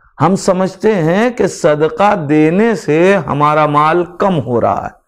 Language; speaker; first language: Hindi; native; Hindi